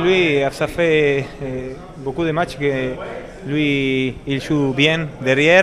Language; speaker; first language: French; non-native, learner; Spanish